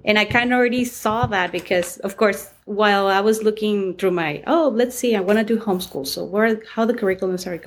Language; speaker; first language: English; non-native, fluent; Spanish